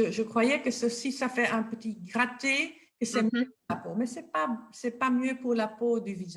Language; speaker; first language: French; non-native, local second language; Dutch